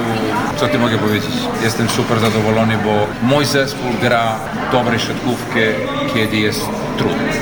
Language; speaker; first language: Polish; non-native, fluent; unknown